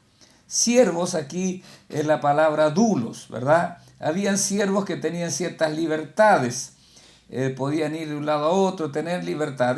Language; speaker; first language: Spanish; native; Spanish